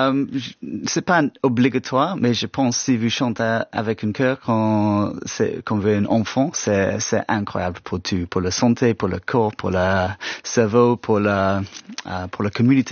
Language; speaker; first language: French; non-native, learner; English